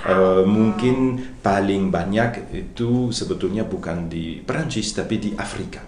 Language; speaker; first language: Indonesian; non-native, fluent; French